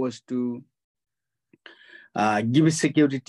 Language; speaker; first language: English; non-native, local second language; Nepali